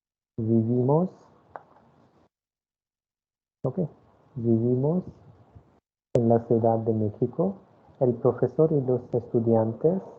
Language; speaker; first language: Spanish; non-native, fluent; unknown